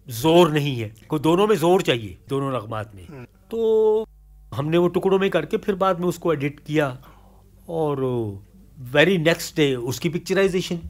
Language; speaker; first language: Hindi; native; Hindi